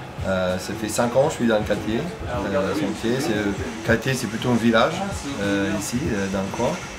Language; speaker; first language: French; non-native, fluent; English